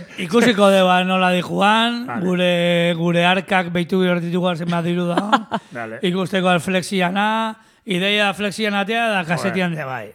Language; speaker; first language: Basque; native; Basque